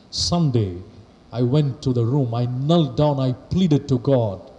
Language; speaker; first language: English; non-native, local second language; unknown